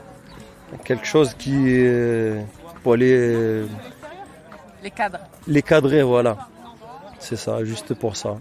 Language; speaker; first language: French; non-native, fluent; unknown